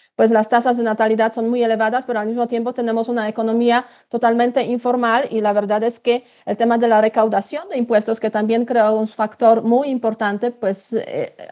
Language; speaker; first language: Spanish; non-native, fluent; Polish